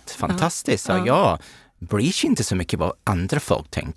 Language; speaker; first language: Swedish; non-native, learner; English